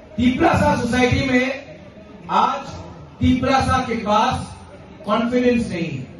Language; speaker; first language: Hindi; non-native, local second language; Kok Borok